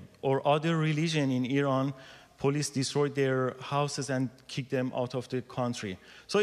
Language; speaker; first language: English; non-native, learner; Persian